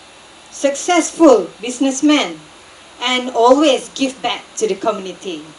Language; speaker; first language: English; non-native, local second language; Malay